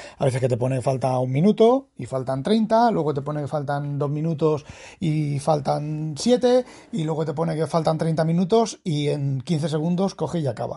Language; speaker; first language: Spanish; native; Spanish